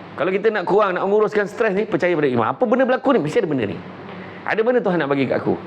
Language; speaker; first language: Malay; native; Malay